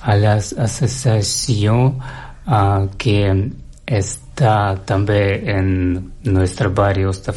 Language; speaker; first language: Catalan; non-native, learner; Russian